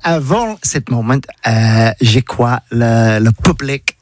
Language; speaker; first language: French; non-native, learner; English